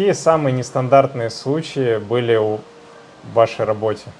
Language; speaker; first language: Russian; native; Russian